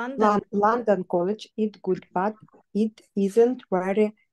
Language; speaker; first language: English; non-native, learner; Russian